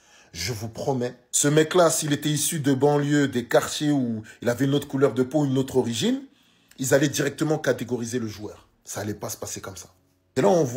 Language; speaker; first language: French; native; French